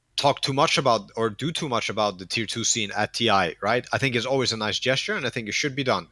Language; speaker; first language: English; non-native, fluent; Danish